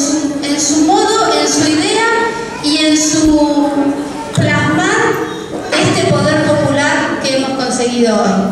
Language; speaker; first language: Spanish; native; Spanish